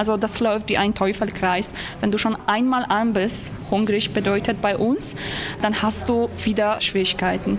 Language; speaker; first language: German; non-native, fluent; Polish